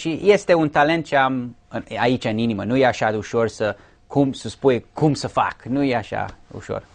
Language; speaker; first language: Romanian; early bilingual, heritage; English